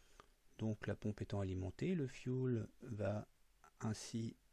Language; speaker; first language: French; native; French